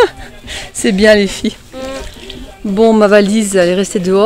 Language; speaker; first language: French; native; French